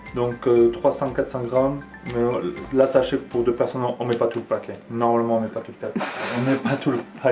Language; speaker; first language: French; native; French